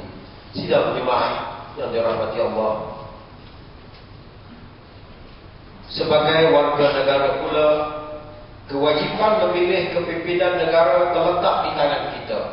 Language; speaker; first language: Malay; native; Malay